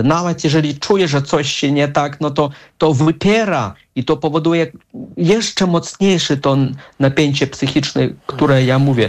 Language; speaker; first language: Polish; non-native, fluent; Russian